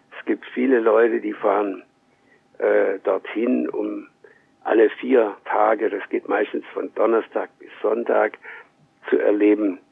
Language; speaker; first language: German; early bilingual, heritage; German